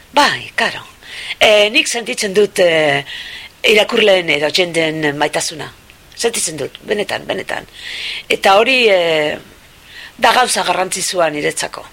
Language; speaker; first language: Basque; non-native, local second language; Spanish